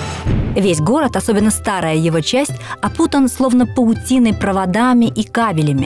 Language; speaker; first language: Russian; native; Russian